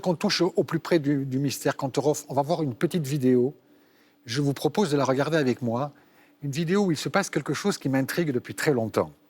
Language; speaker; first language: French; native; French